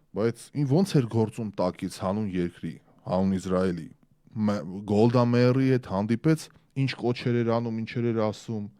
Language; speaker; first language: Armenian; early bilingual, heritage; Armenian